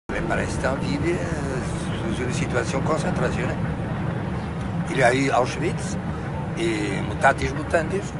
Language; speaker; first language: French; non-native, fluent; Portuguese